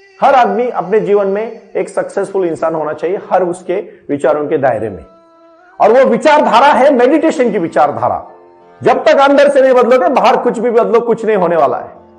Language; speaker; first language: Hindi; non-native, local second language; Marathi